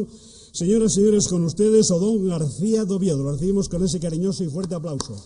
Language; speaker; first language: Spanish; native; Spanish